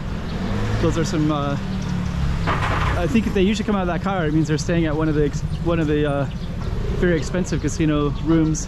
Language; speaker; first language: English; native; English